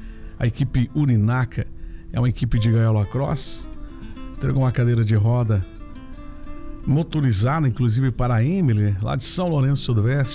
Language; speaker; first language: Portuguese; native; Portuguese